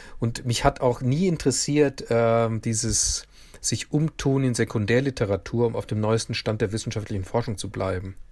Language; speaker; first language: German; native; German